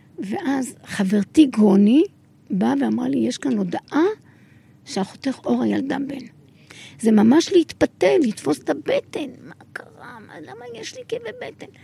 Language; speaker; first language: Hebrew; early bilingual, other home language; Arabic